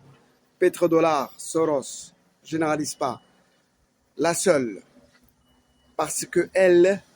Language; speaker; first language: French; non-native, learner; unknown